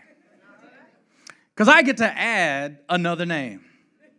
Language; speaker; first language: English; native; English